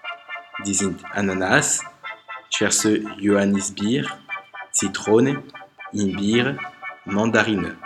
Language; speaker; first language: German; non-native, learner; French